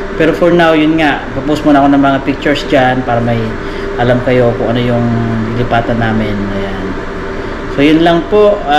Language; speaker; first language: Filipino; non-native, local second language; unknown